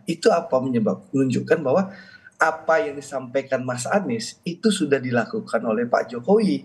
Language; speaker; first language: Indonesian; native; Indonesian